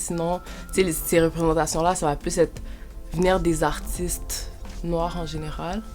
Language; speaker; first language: French; early bilingual, other home language; Haitian Creole